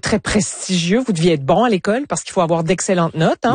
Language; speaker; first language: French; native; French